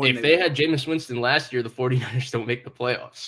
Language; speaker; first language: English; native; English